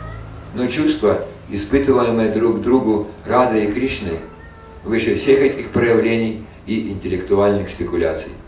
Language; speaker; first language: Russian; native; Russian